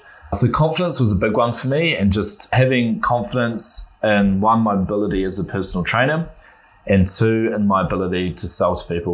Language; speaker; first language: English; native; English